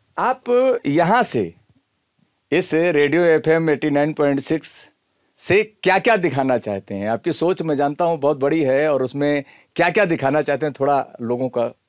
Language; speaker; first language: Hindi; native; Hindi